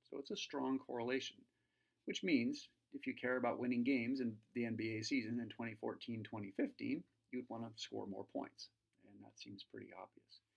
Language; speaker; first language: English; native; English